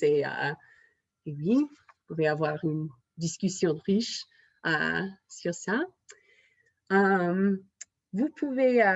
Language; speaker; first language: French; non-native, fluent; English